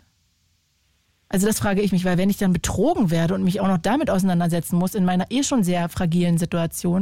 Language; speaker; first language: German; native; German